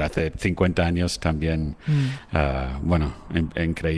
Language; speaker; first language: Spanish; non-native, fluent; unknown